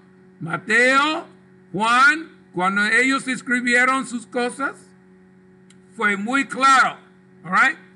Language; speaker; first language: Spanish; non-native, local second language; English